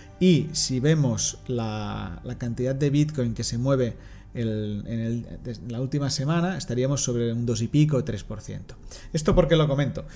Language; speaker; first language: Spanish; non-native, local second language; Catalan